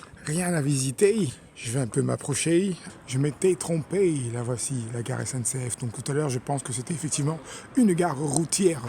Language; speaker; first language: French; native; French